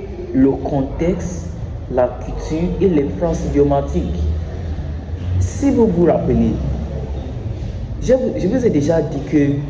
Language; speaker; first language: French; non-native, learner; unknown